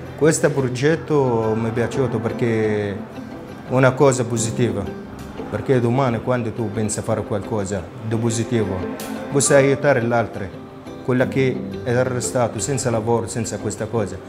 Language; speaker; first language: Italian; non-native, learner; Arabic